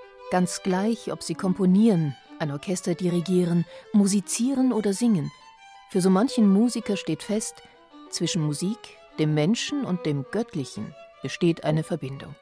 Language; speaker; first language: German; native; German